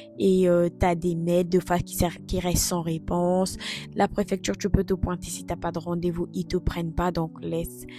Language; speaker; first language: French; non-native, local second language; Lingala